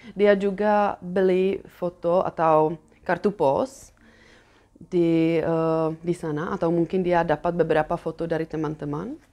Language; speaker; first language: Indonesian; non-native, fluent; Czech